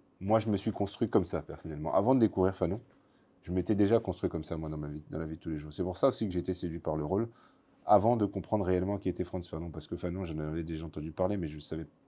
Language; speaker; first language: French; native; French